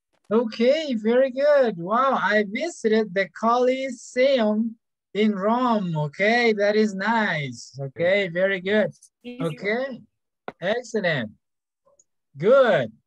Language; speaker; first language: English; non-native, fluent; Spanish